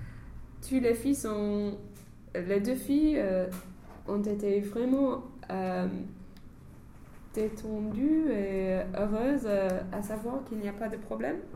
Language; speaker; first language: French; non-native, fluent; English